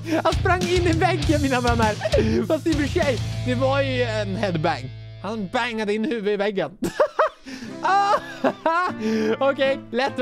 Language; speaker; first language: Swedish; native; Swedish